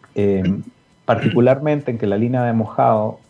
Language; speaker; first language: Spanish; native; Spanish